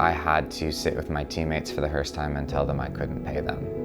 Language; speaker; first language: English; native; English